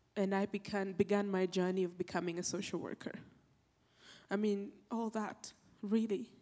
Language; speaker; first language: English; non-native, local second language; Acoli